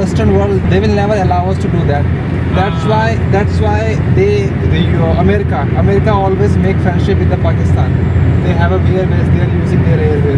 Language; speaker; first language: English; non-native, local second language; Hindi